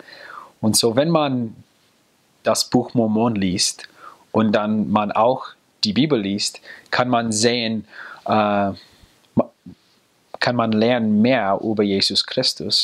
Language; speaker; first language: German; non-native, fluent; English